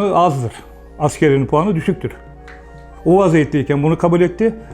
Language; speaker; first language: Turkish; native; Turkish